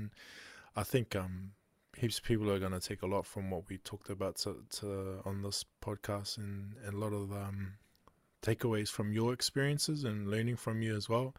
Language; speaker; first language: English; native; English